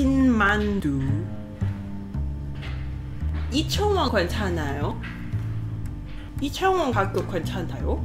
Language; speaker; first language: Korean; non-native, learner; Cantonese